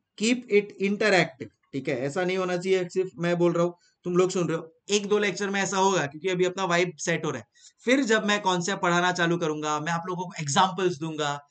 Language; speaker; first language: Hindi; native; Hindi